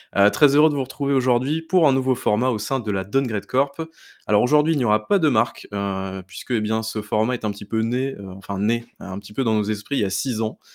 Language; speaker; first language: French; native; French